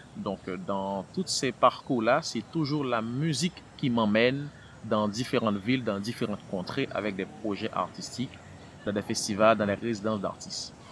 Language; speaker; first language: French; non-native, local second language; Haitian Creole